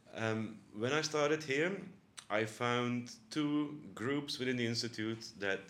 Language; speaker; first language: English; non-native, fluent; Dutch